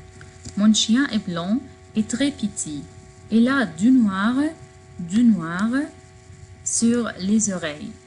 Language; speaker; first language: French; non-native, fluent; Arabic